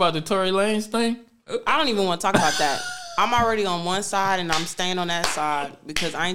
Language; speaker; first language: English; native; English